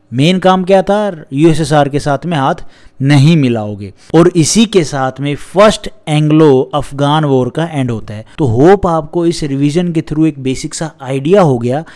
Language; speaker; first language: Hindi; native; Hindi